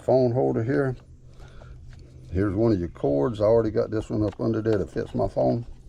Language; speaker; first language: English; native; English